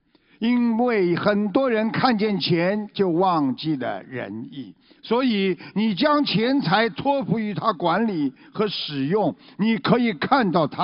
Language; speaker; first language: Chinese; native; Chinese